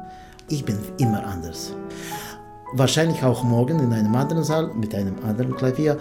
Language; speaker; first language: German; non-native, fluent; Russian